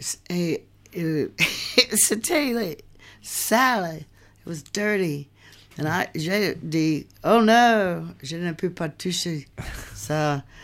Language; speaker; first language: French; non-native, learner; English